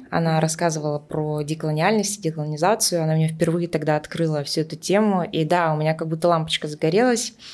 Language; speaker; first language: Russian; native; Russian